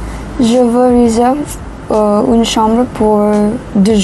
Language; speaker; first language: French; non-native, learner; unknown